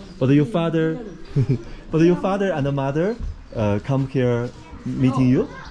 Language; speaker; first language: English; non-native, learner; Chinese